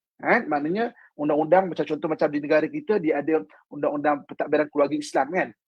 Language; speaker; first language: Malay; native; Malay